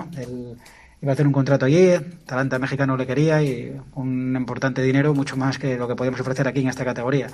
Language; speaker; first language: Spanish; native; Spanish